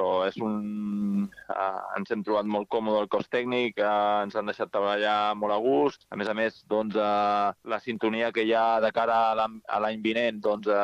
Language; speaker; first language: Catalan; native; Catalan